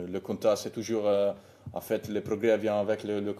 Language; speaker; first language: French; non-native, fluent; Italian